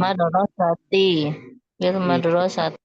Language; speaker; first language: Arabic; non-native, learner; Indonesian